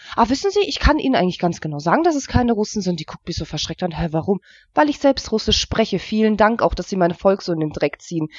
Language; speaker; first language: German; early bilingual, other home language; Russian